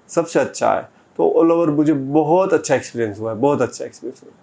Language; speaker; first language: Hindi; non-native, local second language; Gujarati